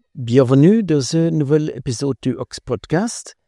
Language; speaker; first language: French; non-native, learner; German